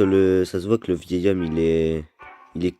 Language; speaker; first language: French; native; French